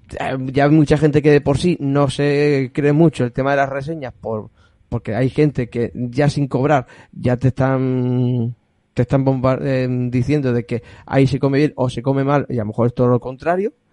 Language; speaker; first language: Spanish; native; Spanish